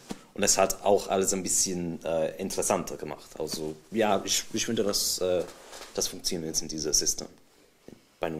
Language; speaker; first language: German; non-native, fluent; English